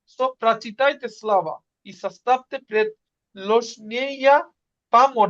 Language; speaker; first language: Russian; non-native, fluent; Bangla